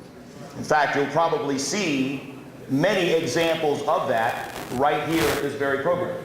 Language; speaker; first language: English; native; English